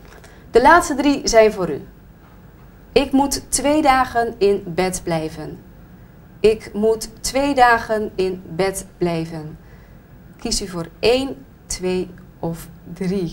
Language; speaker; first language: Dutch; native; Dutch